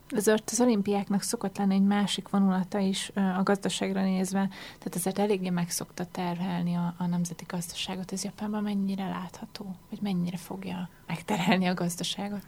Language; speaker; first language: Hungarian; native; Hungarian